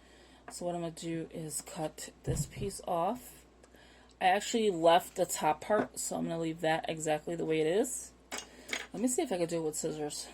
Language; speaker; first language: English; native; English